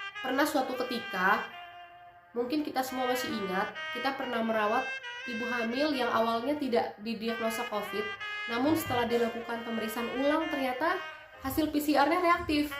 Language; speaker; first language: Indonesian; native; Indonesian